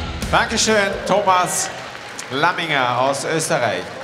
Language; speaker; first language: German; native; German